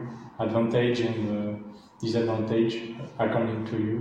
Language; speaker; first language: English; non-native, learner; French